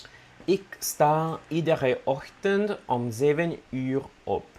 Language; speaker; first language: Dutch; non-native, learner; Italian